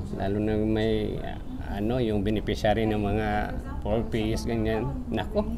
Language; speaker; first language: Filipino; non-native, local second language; Cebuano